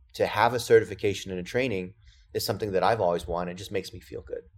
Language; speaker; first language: English; early bilingual, other home language; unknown